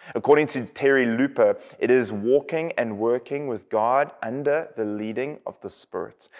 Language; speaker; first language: English; native; English